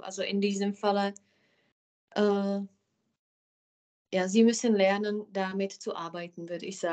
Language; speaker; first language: German; non-native, fluent; Czech